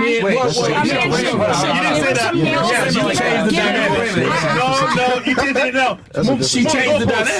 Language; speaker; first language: English; native; English